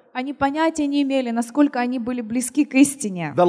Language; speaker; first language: Russian; native; Russian